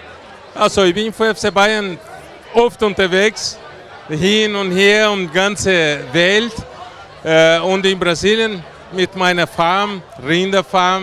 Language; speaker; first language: German; non-native, fluent; Portuguese